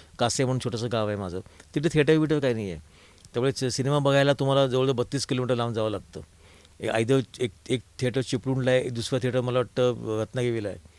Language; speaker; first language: Marathi; native; Marathi